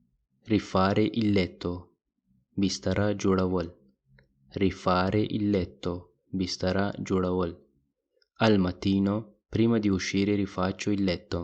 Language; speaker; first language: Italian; non-native, fluent; Pashto